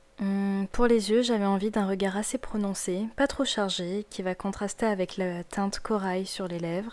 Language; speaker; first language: French; native; French